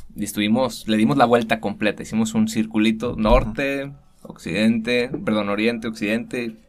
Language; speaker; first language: Spanish; native; Spanish